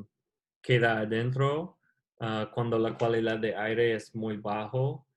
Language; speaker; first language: Spanish; non-native, learner; English